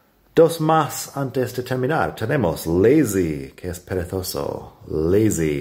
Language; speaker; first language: Spanish; non-native, fluent; English